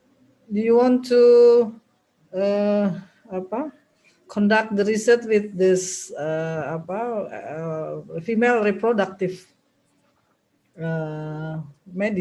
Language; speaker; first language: English; non-native, local second language; Indonesian